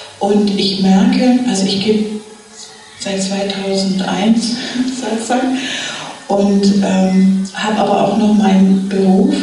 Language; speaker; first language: German; native; German